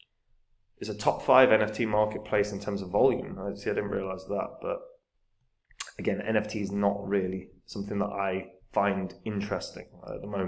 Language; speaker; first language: English; native; English